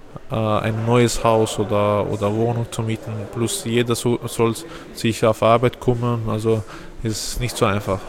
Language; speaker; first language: German; non-native, fluent; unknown